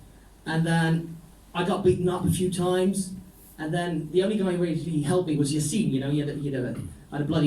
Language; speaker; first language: English; non-native, fluent; Dutch